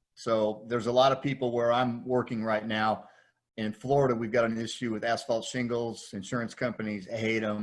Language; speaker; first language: English; native; English